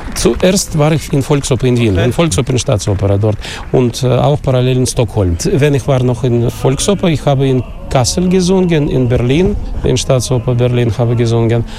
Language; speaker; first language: German; non-native, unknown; Russian